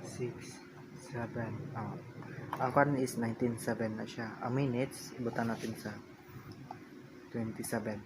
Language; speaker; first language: Filipino; non-native, local second language; Cebuano